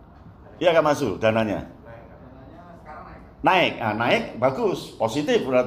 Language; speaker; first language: Indonesian; native; Indonesian